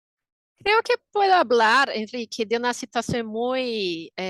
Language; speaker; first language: Spanish; non-native, fluent; Portuguese